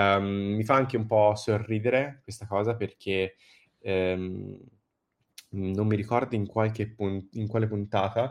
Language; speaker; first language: Italian; native; Italian